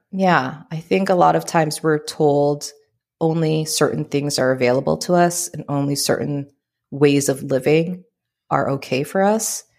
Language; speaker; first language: English; early bilingual, other home language; Filipino